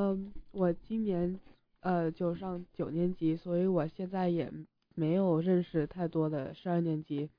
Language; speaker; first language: Chinese; early bilingual, heritage; Chinese